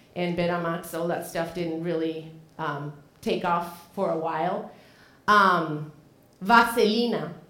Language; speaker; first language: English; non-native, fluent; Spanish